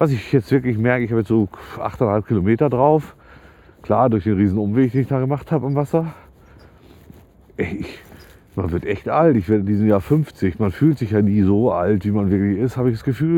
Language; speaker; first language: German; native; German